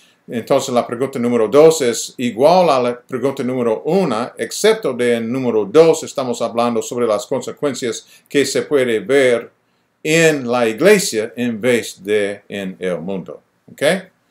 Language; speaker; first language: Spanish; non-native, fluent; English